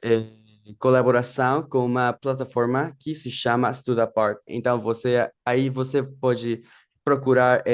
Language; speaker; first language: Portuguese; non-native, fluent; Spanish